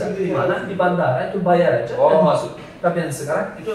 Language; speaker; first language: Indonesian; non-native, learner; Turkish